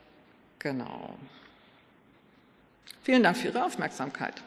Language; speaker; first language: German; native; German